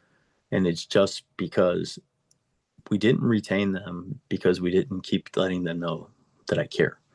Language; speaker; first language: English; native; English